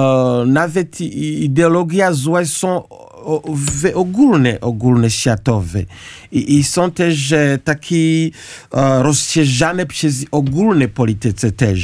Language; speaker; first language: Polish; non-native, learner; Kinyarwanda